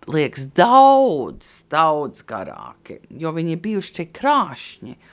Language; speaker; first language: Latvian; early bilingual, heritage; Latvian